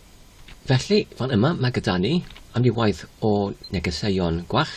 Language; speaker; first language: Welsh; non-native, learner; English